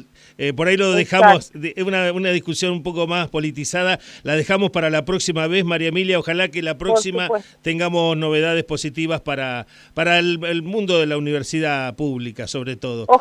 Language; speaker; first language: Spanish; native; Spanish